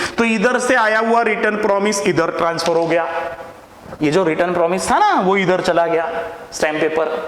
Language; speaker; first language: Hindi; non-native, local second language; Marathi